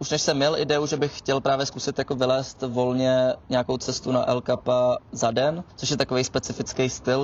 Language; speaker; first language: Czech; native; Czech